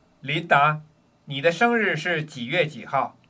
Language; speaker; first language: Chinese; non-native, learner; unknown